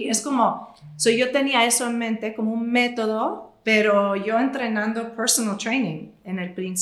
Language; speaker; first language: Spanish; non-native, fluent; English